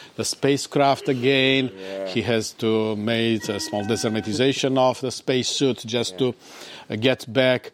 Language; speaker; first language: English; non-native, fluent; Romanian